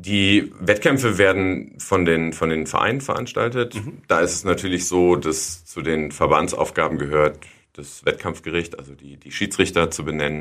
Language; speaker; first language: German; native; German